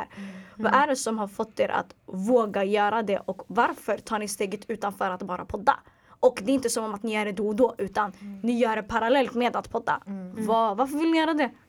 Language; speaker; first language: Swedish; early bilingual, other home language; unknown